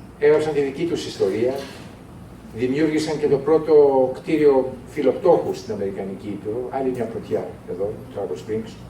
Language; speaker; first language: Greek; native; Greek